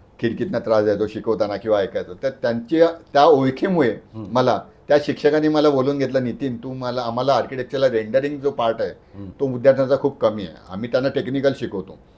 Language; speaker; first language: Marathi; native; Marathi